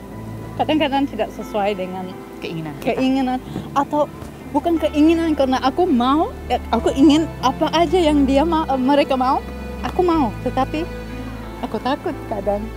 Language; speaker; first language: Indonesian; non-native, fluent; English